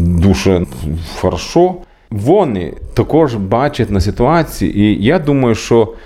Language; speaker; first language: Ukrainian; non-native, learner; Swedish